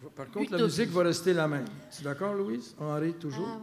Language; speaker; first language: French; native; French